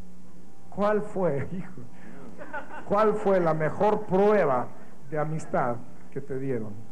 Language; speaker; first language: Spanish; native; Spanish